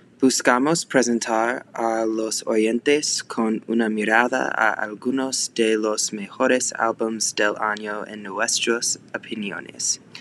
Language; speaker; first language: Spanish; non-native, learner; English